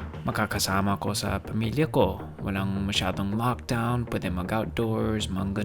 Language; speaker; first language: Filipino; early bilingual, heritage; Filipino